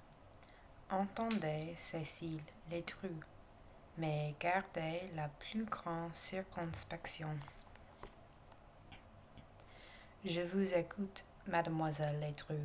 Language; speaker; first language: French; non-native, learner; English